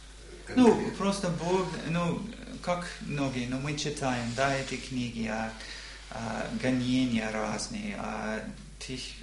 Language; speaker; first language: Russian; non-native, learner; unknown